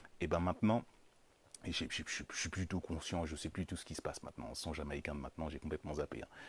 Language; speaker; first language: French; native; French